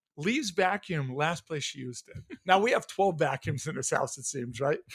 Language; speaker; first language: English; native; English